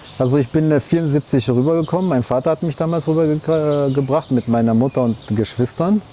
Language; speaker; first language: German; early bilingual, other home language; Arabic